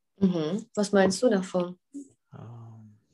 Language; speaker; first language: German; non-native, fluent; Czech